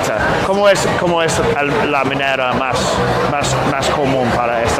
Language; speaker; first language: Spanish; non-native, learner; English